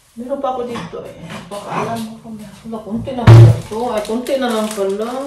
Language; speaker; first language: Filipino; non-native, local second language; Cebuano